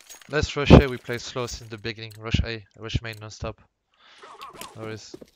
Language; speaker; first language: English; non-native, fluent; French